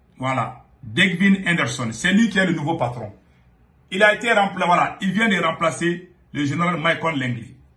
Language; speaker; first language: French; non-native, local second language; Bambara